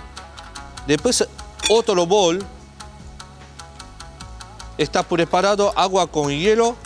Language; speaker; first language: Spanish; non-native, learner; Japanese